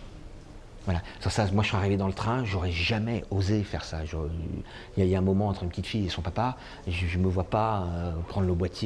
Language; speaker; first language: French; native; French